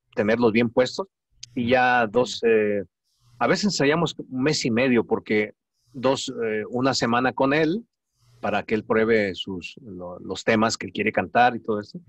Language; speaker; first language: Spanish; native; Spanish